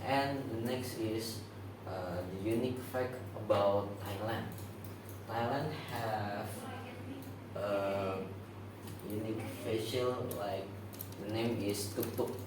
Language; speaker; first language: English; non-native, learner; Indonesian